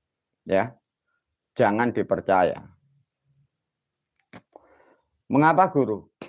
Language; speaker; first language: Indonesian; non-native, local second language; Javanese